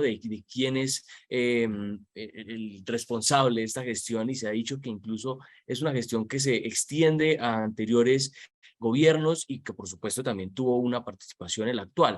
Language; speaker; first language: Spanish; native; Spanish